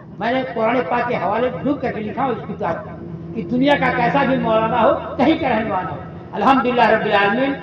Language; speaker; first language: Urdu; native; Urdu